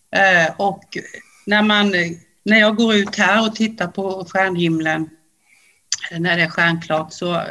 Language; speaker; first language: Swedish; native; Swedish